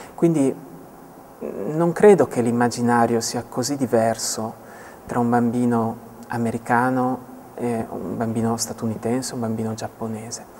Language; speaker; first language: Italian; native; Italian